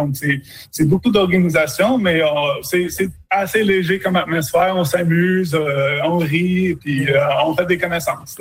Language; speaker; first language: French; native; French